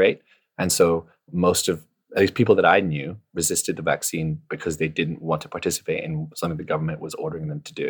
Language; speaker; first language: English; non-native, local second language; Cantonese